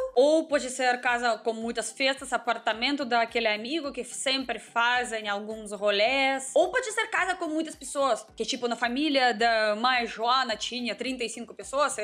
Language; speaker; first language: Portuguese; non-native, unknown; Russian